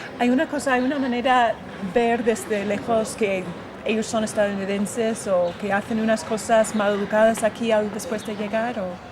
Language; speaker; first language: Spanish; non-native, fluent; English